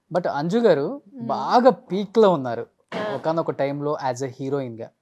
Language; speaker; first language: Telugu; native; Telugu